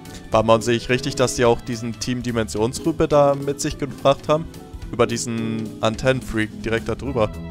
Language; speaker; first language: German; native; German